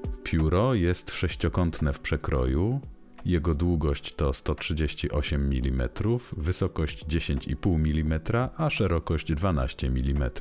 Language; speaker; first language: Polish; native; Polish